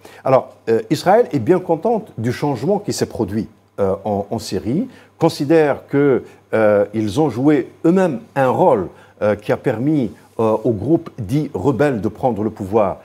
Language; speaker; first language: French; non-native, local second language; Arabic